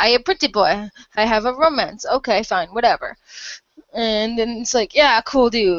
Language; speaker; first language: English; native; English